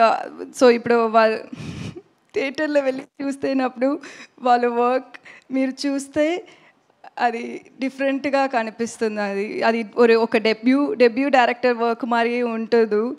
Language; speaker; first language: Telugu; non-native, local second language; Tamil